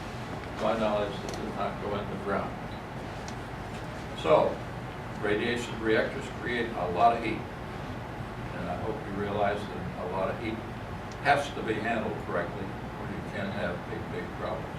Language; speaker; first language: English; native; English